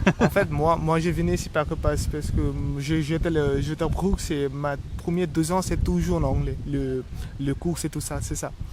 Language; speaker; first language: French; non-native, learner; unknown